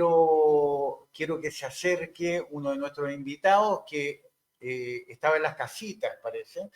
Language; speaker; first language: Spanish; native; Spanish